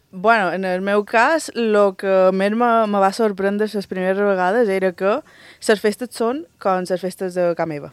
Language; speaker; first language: Catalan; early bilingual, other home language; Spanish